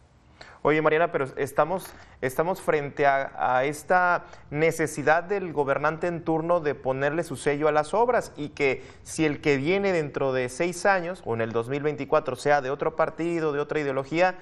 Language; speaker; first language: Spanish; native; Spanish